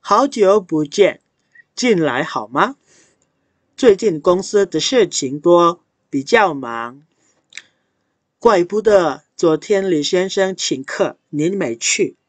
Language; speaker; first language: Chinese; non-native, fluent; Indonesian